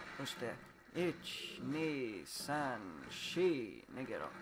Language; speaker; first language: Japanese; non-native, learner; English